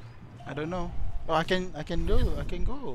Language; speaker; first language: English; non-native, local second language; Malay